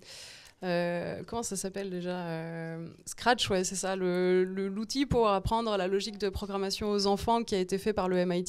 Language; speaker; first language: French; native; French